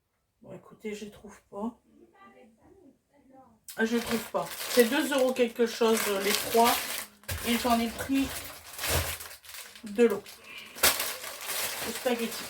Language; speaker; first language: French; native; French